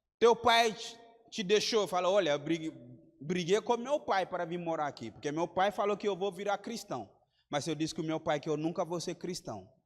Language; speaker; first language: Portuguese; non-native, fluent; Mandingo